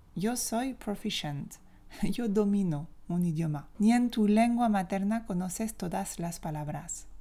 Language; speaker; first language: Spanish; non-native, fluent; French